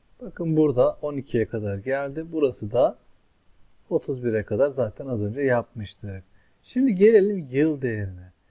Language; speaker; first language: Turkish; native; Turkish